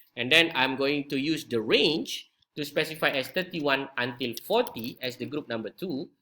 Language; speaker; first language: English; non-native, local second language; Malay